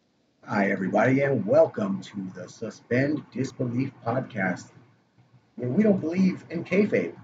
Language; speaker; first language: English; native; English